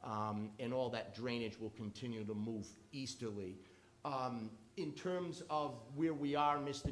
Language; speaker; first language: English; native; English